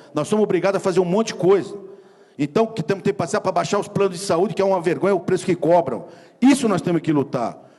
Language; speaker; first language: Portuguese; native; Portuguese